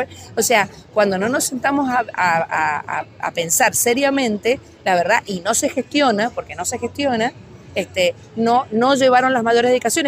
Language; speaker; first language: Spanish; native; Spanish